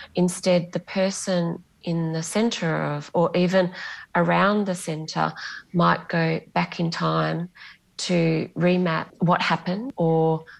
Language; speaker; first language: English; non-native, local second language; Greek